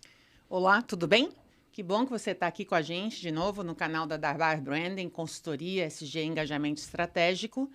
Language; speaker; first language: Portuguese; native; Portuguese